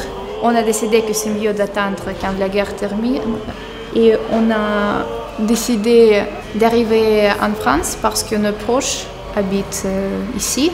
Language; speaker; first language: French; non-native, fluent; Ukrainian